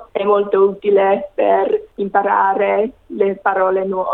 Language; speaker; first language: Italian; non-native, learner; English